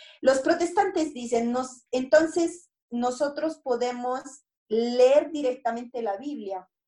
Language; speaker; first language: Spanish; non-native, fluent; Italian